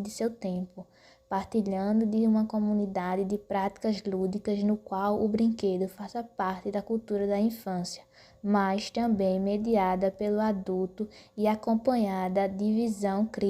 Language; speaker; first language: Portuguese; native; Portuguese